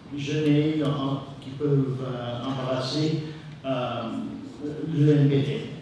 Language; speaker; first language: French; non-native, fluent; English